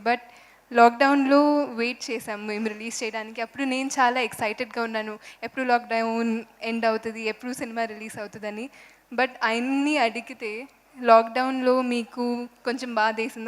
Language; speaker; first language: Telugu; non-native, local second language; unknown